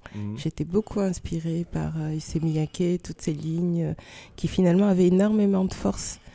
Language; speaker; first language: French; native; French